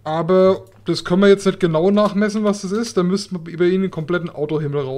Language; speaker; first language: German; native; German